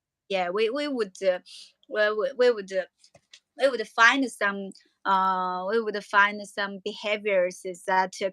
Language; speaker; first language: English; non-native, learner; Chinese